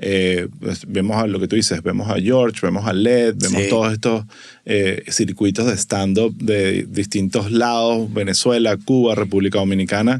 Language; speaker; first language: Spanish; native; Spanish